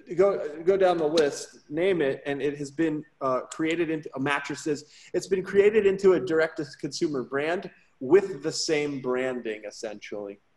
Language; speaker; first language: English; native; English